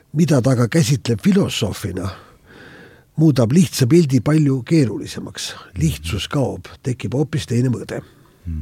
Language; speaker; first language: Estonian; native; Estonian